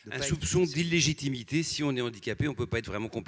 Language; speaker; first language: French; native; French